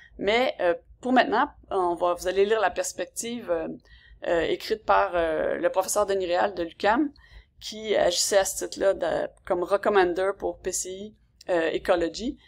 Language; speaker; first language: French; native; French